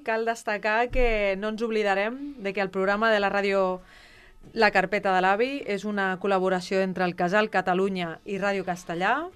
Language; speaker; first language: Catalan; non-native, local second language; Spanish